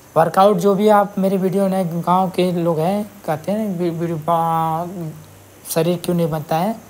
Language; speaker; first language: Hindi; native; Hindi